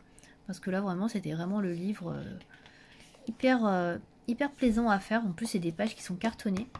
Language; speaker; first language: French; native; French